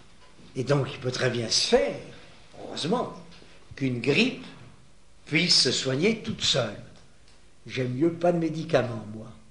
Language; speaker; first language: French; native; French